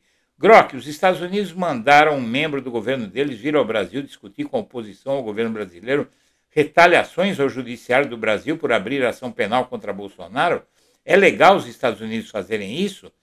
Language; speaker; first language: Portuguese; native; Portuguese